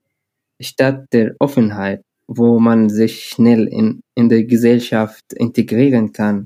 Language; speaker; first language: German; non-native, learner; Arabic